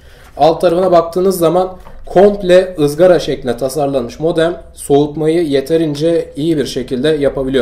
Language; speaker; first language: Turkish; native; Turkish